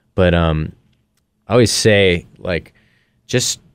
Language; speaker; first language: English; native; English